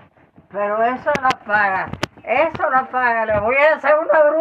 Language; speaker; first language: Spanish; native; Spanish